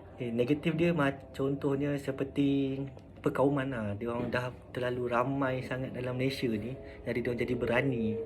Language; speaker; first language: Malay; native; Malay